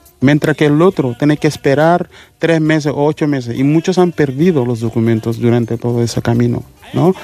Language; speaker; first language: Spanish; non-native, fluent; Mandingo